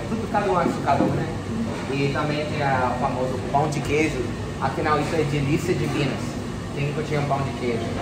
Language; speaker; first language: Portuguese; non-native, fluent; English